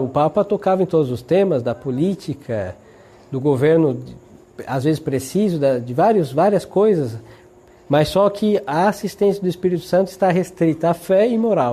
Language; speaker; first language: Portuguese; native; Portuguese